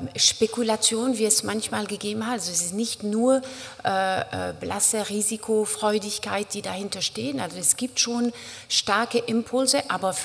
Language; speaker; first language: German; non-native, fluent; French